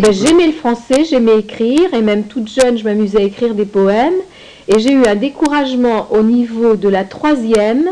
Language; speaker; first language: French; native; French